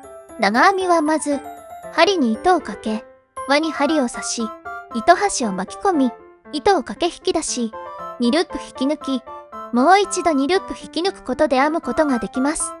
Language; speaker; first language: Japanese; native; Japanese